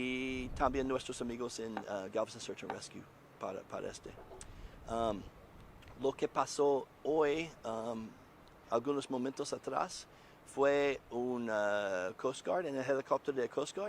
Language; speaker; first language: Spanish; non-native, learner; English